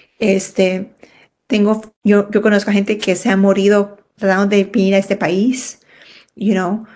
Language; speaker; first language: Spanish; early bilingual, heritage; Spanish